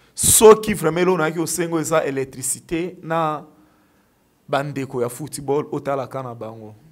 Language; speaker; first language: Lingala; native; Lingala